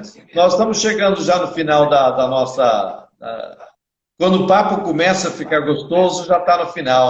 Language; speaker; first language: Portuguese; native; Portuguese